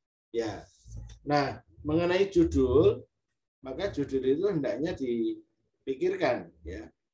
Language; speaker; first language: Indonesian; native; Indonesian